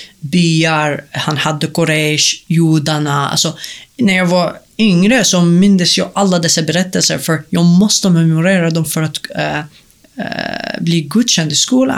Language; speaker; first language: Swedish; non-native, fluent; Arabic